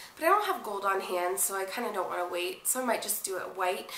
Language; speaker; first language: English; native; English